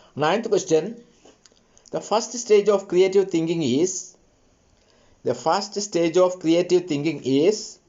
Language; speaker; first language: English; non-native, local second language; Malayalam